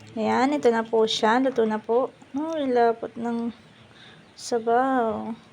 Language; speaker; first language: Filipino; native; Filipino